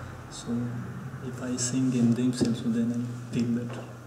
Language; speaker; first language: English; non-native, learner; Pashto